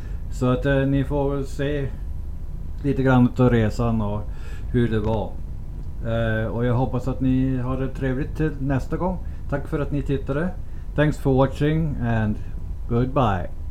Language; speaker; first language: Swedish; native; Swedish